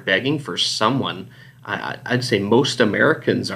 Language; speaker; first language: English; native; English